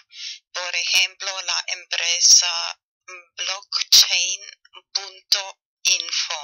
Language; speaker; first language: Spanish; non-native, fluent; German